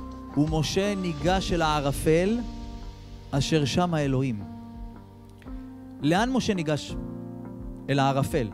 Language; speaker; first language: Hebrew; native; Hebrew